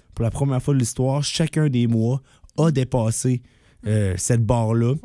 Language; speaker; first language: French; native; French